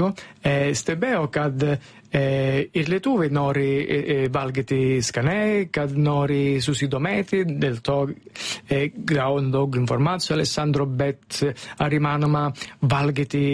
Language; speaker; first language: Lithuanian; non-native, learner; Italian